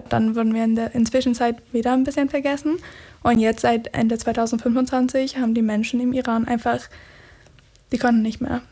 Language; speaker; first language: German; non-native, fluent; Persian